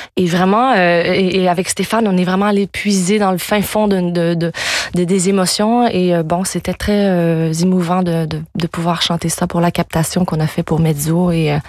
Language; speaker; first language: French; native; French